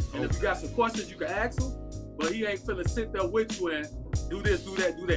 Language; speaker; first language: English; native; English